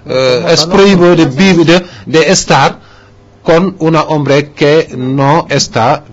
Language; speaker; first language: Spanish; non-native, fluent; Wolof